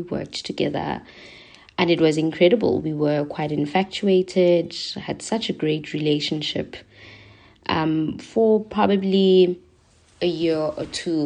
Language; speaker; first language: English; non-native, local second language; Zulu